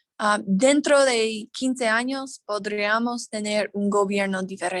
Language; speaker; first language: Spanish; non-native, fluent; English